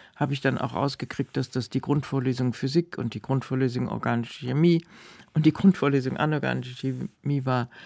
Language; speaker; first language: German; native; German